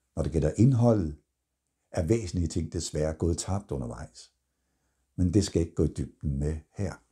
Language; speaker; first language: Danish; native; Danish